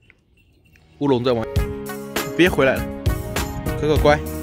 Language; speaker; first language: Chinese; native; Chinese